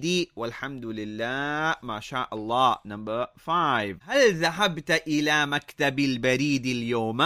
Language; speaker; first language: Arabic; non-native, fluent; English